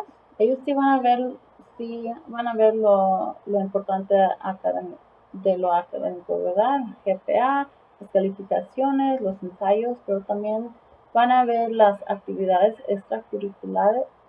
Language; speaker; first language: Spanish; early bilingual, heritage; Spanish